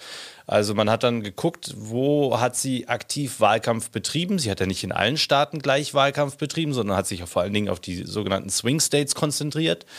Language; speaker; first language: German; native; German